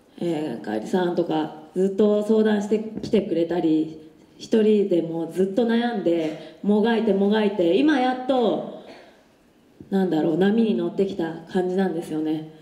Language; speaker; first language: Japanese; native; Japanese